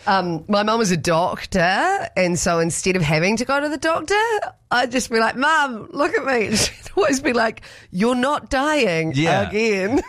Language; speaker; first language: English; native; English